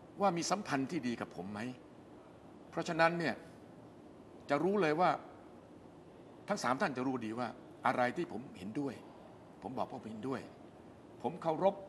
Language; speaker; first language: Thai; native; Thai